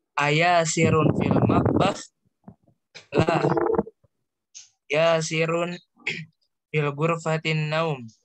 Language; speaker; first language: Arabic; non-native, learner; Indonesian